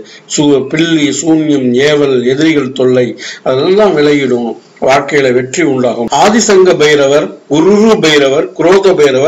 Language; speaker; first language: Tamil; native; Tamil